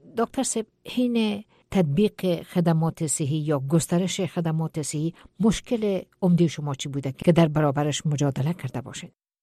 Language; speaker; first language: Persian; native; Persian